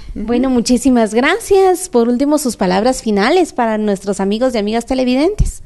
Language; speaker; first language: Spanish; native; Spanish